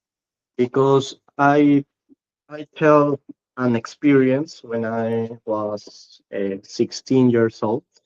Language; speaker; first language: English; non-native, learner; Spanish